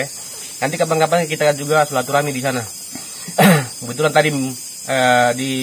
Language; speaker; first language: Indonesian; native; Indonesian